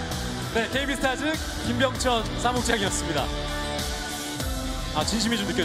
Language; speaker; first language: Korean; native; Korean